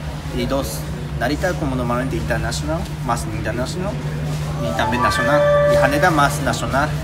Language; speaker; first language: Spanish; non-native, learner; Japanese